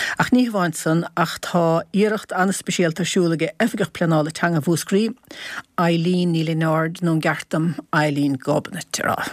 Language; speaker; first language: Irish; native; Irish